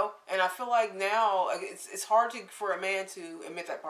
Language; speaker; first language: English; native; English